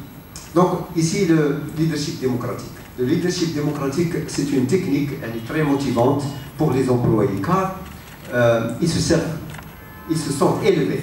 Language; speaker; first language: French; non-native, local second language; Arabic